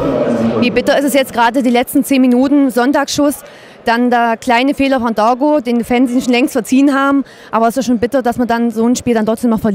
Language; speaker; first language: German; native; German